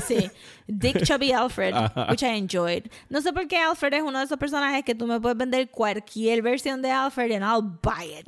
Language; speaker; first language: Spanish; early bilingual, heritage; Spanish